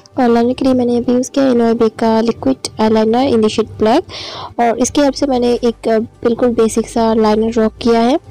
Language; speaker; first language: Hindi; non-native, local second language; Bangla